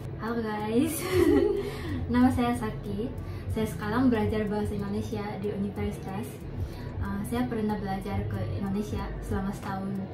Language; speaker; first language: Indonesian; non-native, fluent; Japanese